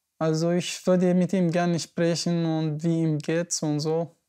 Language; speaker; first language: German; non-native, learner; Arabic